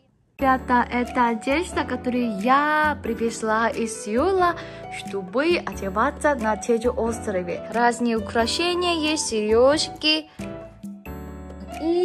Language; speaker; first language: Russian; non-native, fluent; Korean